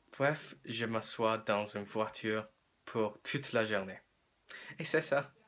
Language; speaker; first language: French; non-native, learner; English